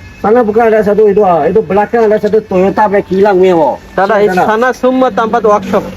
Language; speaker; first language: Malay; non-native, learner; Bangla